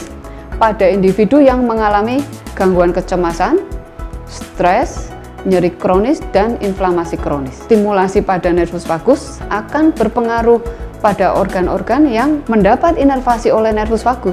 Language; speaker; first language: Indonesian; native; Indonesian